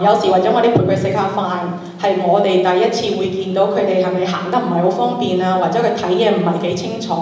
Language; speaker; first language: Cantonese; early bilingual, heritage; Cantonese